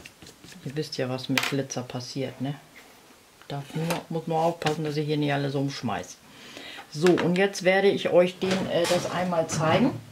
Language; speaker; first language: German; native; German